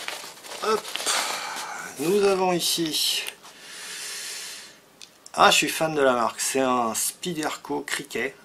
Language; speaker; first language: French; native; French